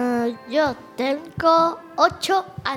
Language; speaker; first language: Spanish; non-native, learner; Chinese